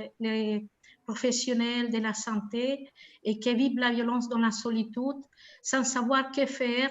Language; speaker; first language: French; non-native, fluent; Spanish